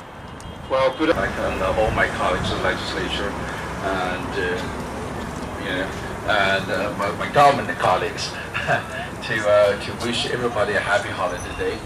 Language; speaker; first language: English; non-native, fluent; Chinese